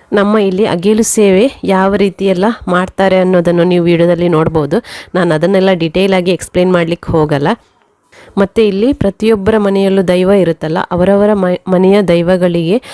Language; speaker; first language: Kannada; non-native, local second language; Tulu